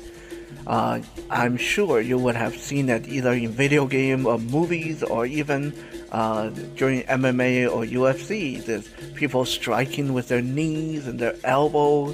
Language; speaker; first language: English; non-native, fluent; Chinese